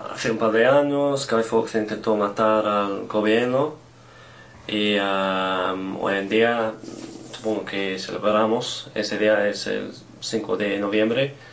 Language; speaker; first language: Spanish; non-native, fluent; English